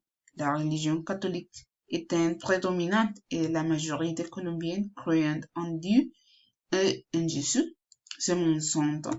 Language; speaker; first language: French; non-native, learner; Spanish